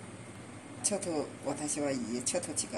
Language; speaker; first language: Japanese; non-native, learner; Chinese